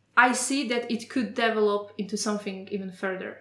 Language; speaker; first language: English; non-native, fluent; Polish